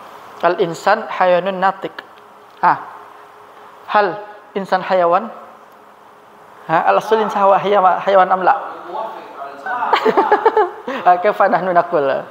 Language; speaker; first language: Arabic; non-native, fluent; Indonesian